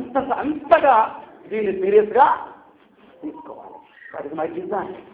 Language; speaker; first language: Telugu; native; Telugu